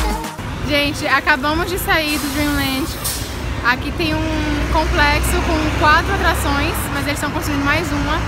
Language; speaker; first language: Portuguese; native; Portuguese